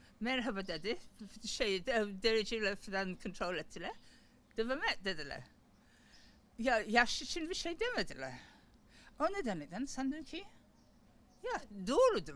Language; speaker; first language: Turkish; non-native, learner; English